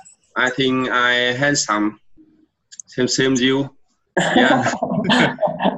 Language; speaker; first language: English; non-native, learner; Vietnamese